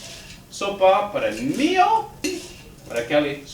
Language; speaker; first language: Spanish; non-native, learner; English